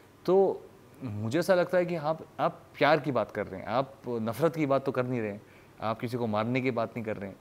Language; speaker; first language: Hindi; native; Hindi